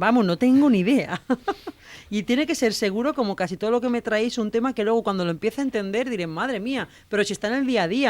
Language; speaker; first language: Spanish; native; Spanish